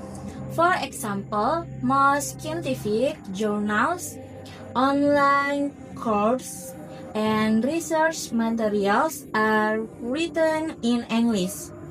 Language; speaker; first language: English; non-native, learner; Indonesian